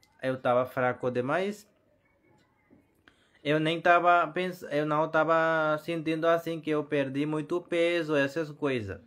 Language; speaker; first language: Portuguese; non-native, learner; Hindi